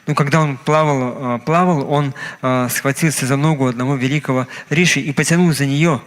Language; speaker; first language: Russian; native; Russian